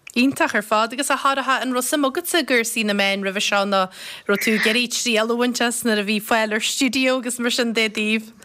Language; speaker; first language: Irish; native; Irish